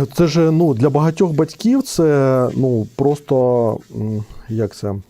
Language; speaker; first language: Ukrainian; non-native, local second language; Russian